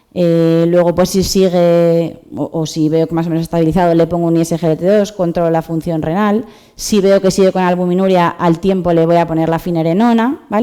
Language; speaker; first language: Spanish; native; Spanish